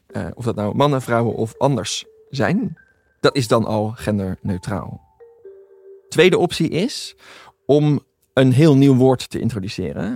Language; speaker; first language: Dutch; native; Dutch